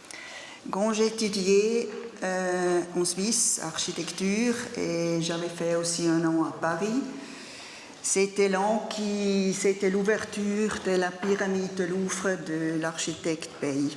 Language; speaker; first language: French; non-native, learner; German